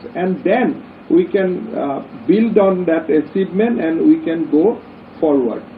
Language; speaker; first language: English; non-native, local second language; Assamese